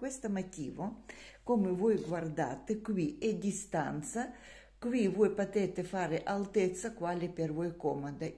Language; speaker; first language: Italian; non-native, learner; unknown